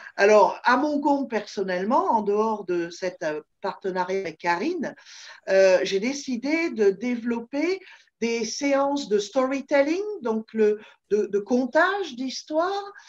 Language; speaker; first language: French; native; French